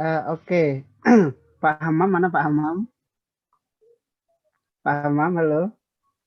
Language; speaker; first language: Indonesian; native; Indonesian